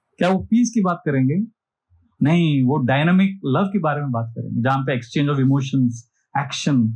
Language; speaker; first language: Hindi; non-native, local second language; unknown